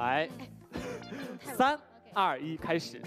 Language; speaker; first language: Chinese; native; Chinese